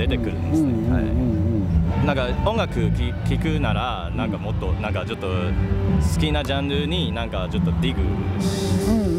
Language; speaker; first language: Japanese; non-native, fluent; Chinese